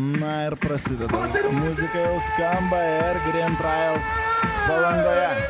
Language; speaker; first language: Lithuanian; native; Lithuanian